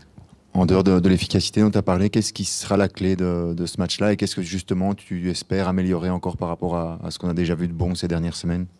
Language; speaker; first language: French; native; French